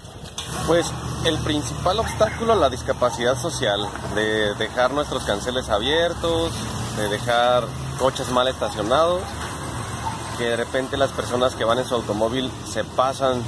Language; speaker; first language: Spanish; native; Spanish